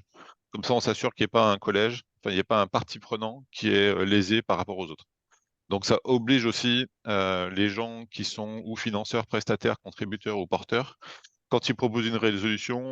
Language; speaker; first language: French; native; French